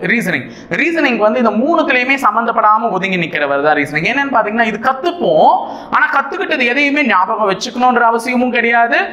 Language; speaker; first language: Tamil; native; Tamil